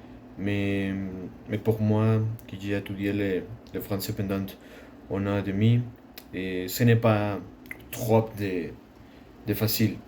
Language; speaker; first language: French; non-native, learner; Spanish